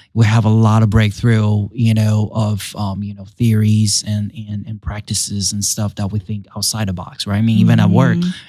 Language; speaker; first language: English; non-native, fluent; Chinese